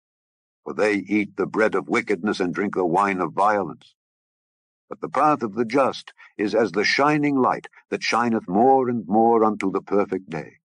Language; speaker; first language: English; native; English